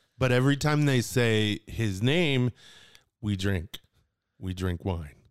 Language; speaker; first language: English; native; English